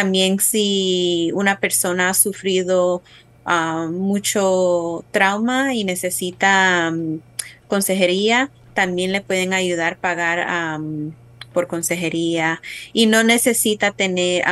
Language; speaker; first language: Spanish; early bilingual, heritage; Spanish